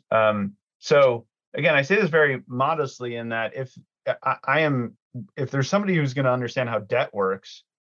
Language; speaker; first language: English; early bilingual, other home language; Greek